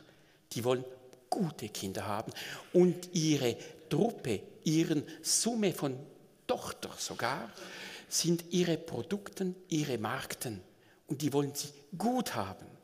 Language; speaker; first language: German; non-native, local second language; French